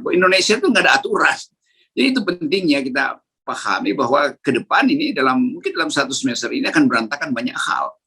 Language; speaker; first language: Indonesian; native; Indonesian